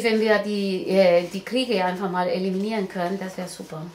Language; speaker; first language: German; non-native, learner; Spanish